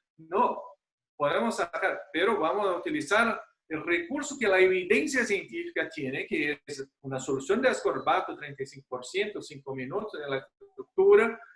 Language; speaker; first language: Spanish; non-native, fluent; Portuguese